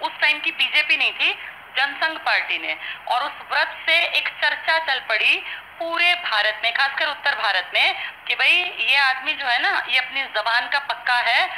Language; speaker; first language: Hindi; native; Hindi